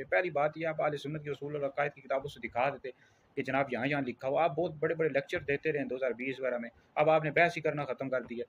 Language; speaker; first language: Urdu; native; Urdu